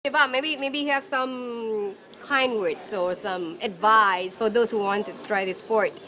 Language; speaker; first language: English; non-native, local second language; Malay